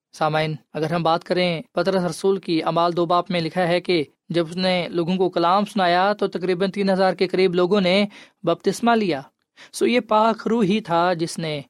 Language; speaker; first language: Urdu; non-native, local second language; Punjabi